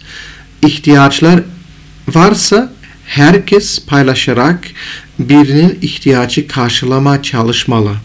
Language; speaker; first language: Turkish; non-native, fluent; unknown